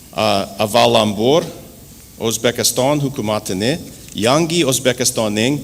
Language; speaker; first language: Uzbek; non-native, learner; English